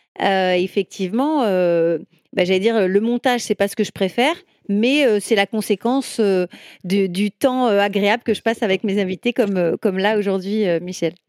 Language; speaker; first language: French; native; French